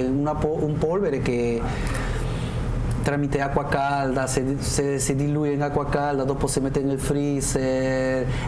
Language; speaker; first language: Italian; non-native, learner; Spanish